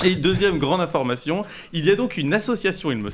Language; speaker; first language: French; native; French